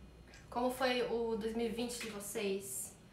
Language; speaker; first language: Portuguese; native; Portuguese